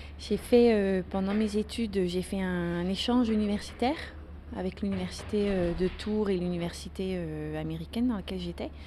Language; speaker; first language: French; non-native, fluent; Dutch